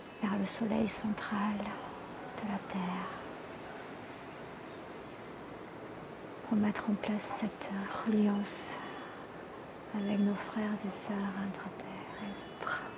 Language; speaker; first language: French; native; French